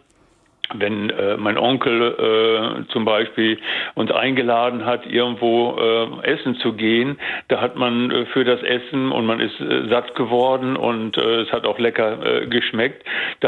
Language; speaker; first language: German; native; German